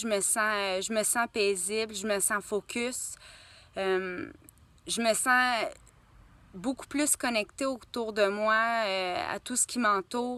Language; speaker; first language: French; native; French